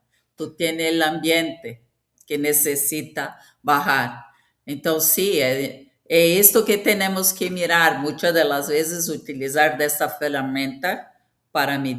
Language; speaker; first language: Spanish; non-native, fluent; Portuguese